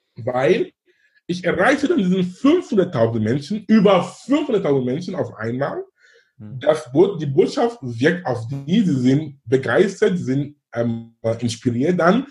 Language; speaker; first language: German; non-native, fluent; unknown